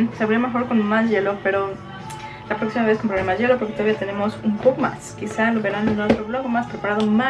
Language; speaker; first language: Spanish; native; Spanish